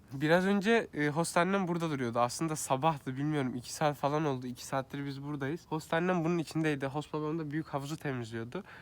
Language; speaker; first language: Turkish; native; Turkish